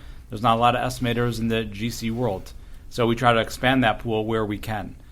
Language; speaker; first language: English; native; English